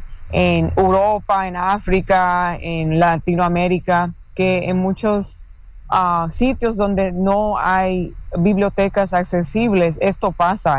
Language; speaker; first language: Spanish; non-native, fluent; English